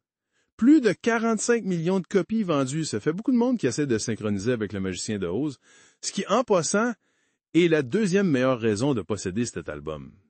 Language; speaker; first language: French; native; French